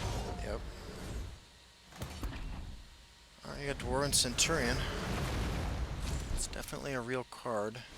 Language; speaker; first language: English; native; English